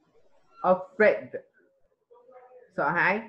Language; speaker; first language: English; non-native, fluent; Vietnamese